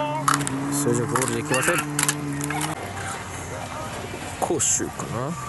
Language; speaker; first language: Japanese; native; Japanese